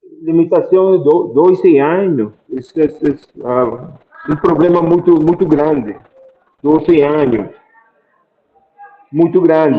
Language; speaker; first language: Portuguese; non-native, fluent; Spanish